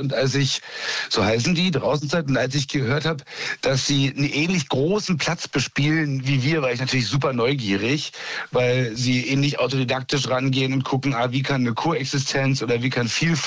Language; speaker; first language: German; native; German